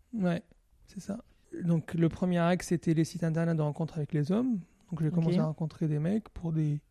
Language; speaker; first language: French; non-native, local second language; Arabic